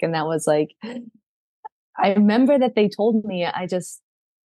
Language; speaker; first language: English; native; English